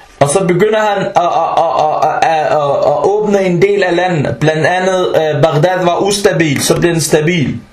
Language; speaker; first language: Danish; early bilingual, other home language; Arabic